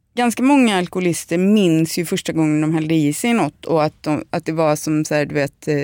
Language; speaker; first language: Swedish; native; Swedish